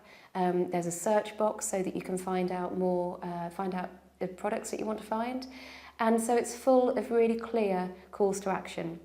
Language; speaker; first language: English; native; English